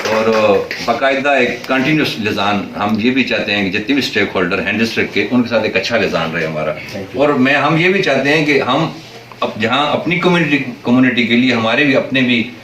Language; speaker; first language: Urdu; non-native, local second language; Northern Hindko